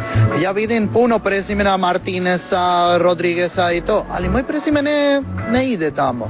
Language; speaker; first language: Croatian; non-native, learner; Spanish